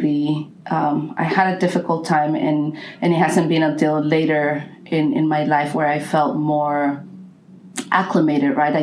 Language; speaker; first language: English; non-native, fluent; Spanish